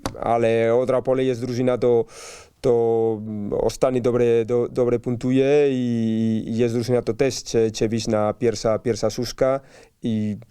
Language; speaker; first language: Polish; non-native, learner; Spanish